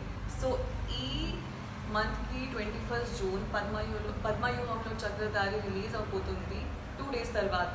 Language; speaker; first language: Telugu; non-native, learner; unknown